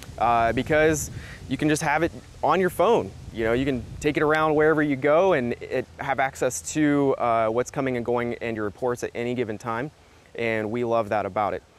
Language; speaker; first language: English; native; English